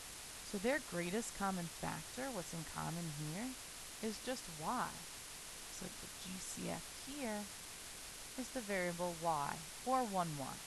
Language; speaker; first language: English; native; English